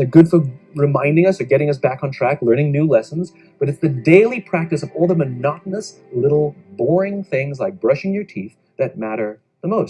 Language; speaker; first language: English; native; English